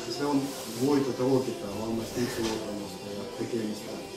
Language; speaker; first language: Finnish; non-native, learner; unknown